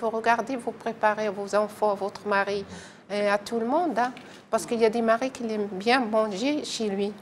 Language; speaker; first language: French; non-native, learner; Arabic